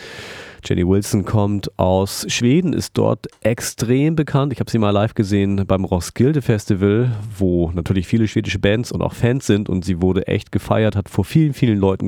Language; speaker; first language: German; native; German